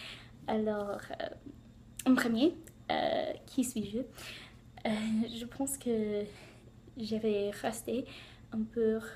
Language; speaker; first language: French; non-native, learner; English